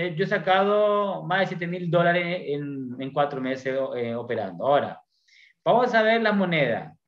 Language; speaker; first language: Spanish; native; Spanish